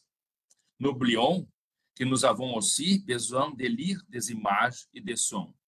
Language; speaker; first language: French; non-native, fluent; Portuguese